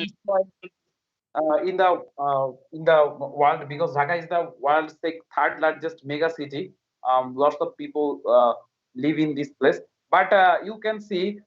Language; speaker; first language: English; non-native, learner; Bangla